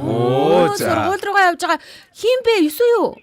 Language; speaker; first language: Mongolian; native; Mongolian